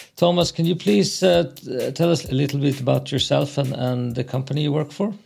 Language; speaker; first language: English; non-native, fluent; Swedish